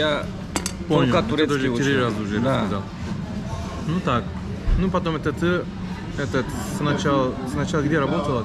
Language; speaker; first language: Russian; non-native, learner; Turkish